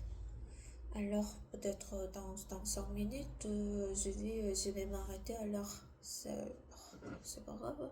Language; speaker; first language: French; non-native, learner; Korean